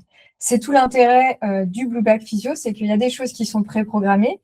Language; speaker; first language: French; native; French